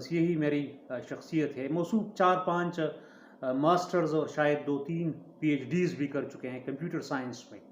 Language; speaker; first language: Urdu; non-native, local second language; Pashto